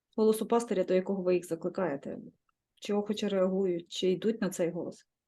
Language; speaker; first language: Ukrainian; native; Ukrainian